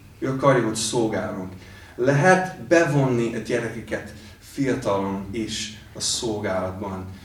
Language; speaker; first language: Hungarian; non-native, fluent; English